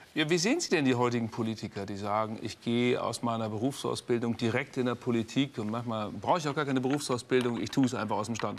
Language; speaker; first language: German; native; German